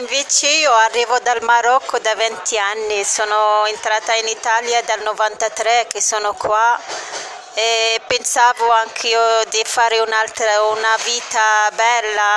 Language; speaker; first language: Italian; non-native, fluent; Arabic